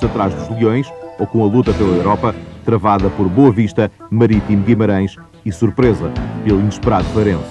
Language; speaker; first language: Portuguese; native; Portuguese